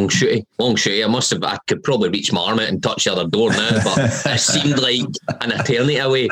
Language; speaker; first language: English; native; English